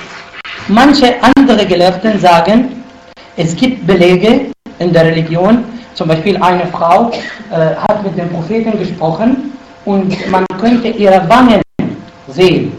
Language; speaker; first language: German; non-native, fluent; Arabic